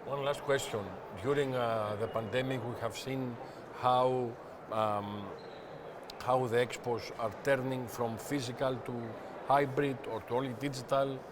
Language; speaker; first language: English; non-native, fluent; Greek